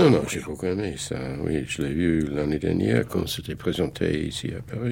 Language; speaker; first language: French; non-native, fluent; English